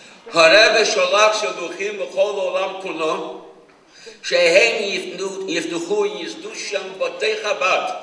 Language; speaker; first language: Hebrew; non-native, fluent; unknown